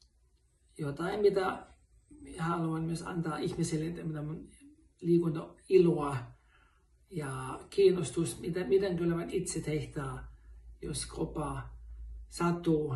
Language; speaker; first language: Finnish; non-native, fluent; German